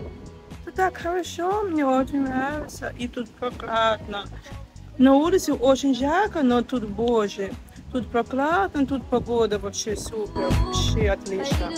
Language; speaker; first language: Russian; non-native, fluent; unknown